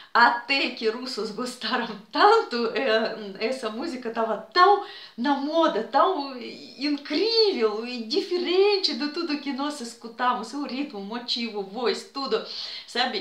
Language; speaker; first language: Portuguese; non-native, fluent; Russian